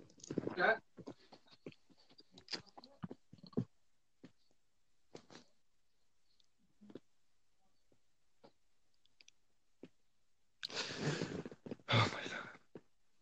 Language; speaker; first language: English; non-native, local second language; Filipino